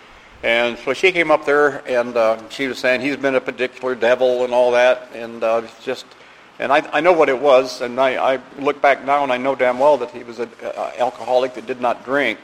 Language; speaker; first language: English; native; English